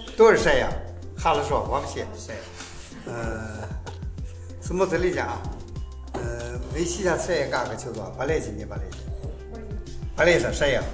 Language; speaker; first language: Russian; non-native, learner; Chinese